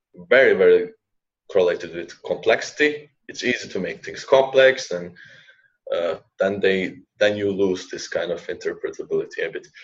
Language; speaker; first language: English; non-native, fluent; Turkish